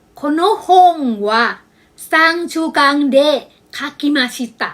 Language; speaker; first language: Japanese; non-native, fluent; Thai